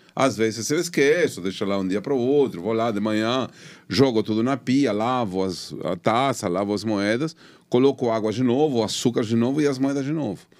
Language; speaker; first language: Portuguese; non-native, fluent; Spanish